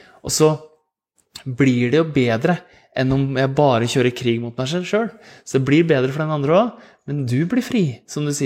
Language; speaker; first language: Norwegian; native; Norwegian